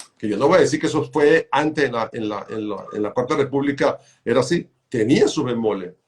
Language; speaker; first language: Spanish; native; Spanish